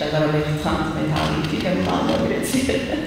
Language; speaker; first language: Portuguese; native; Portuguese